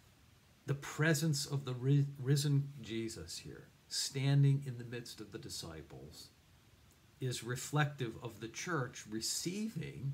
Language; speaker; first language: English; native; English